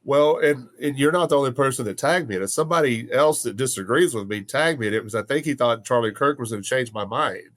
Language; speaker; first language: English; native; English